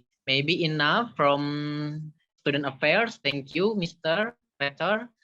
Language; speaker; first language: English; non-native, learner; Indonesian